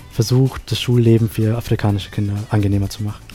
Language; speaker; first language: German; non-native, fluent; Sinhala